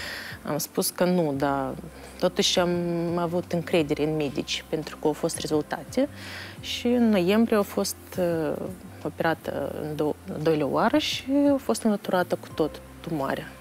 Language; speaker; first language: Romanian; non-native, local second language; Russian